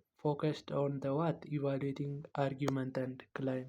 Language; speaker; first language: English; non-native, local second language; Amharic